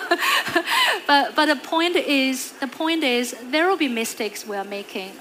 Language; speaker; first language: English; non-native, fluent; Chinese